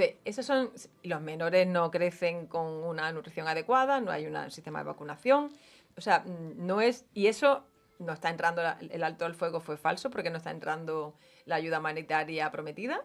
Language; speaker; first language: Spanish; native; Spanish